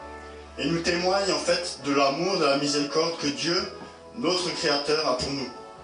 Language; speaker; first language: French; native; French